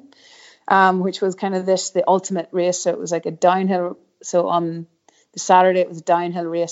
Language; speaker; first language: English; native; English